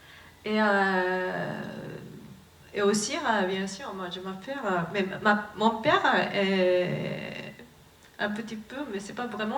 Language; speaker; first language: French; non-native, learner; Japanese